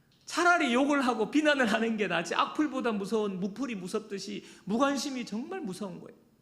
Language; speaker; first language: Korean; native; Korean